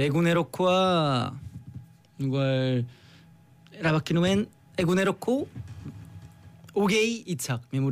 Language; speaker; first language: Basque; non-native, learner; Korean